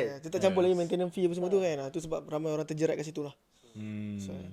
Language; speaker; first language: Malay; native; Malay